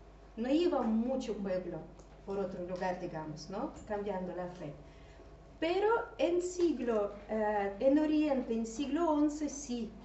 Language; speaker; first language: Spanish; non-native, fluent; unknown